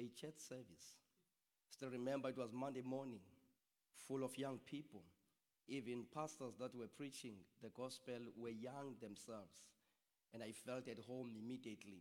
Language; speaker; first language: English; non-native, local second language; Xhosa